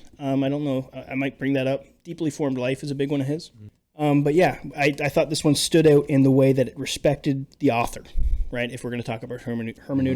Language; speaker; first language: English; native; English